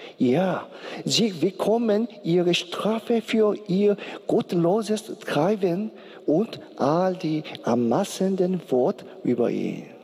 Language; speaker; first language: German; non-native, learner; Korean